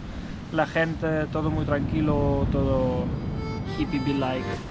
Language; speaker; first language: Spanish; non-native, fluent; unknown